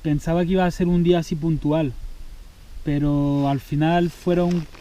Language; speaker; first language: Spanish; native; Spanish